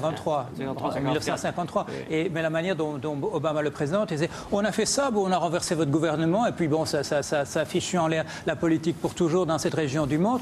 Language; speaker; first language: French; native; French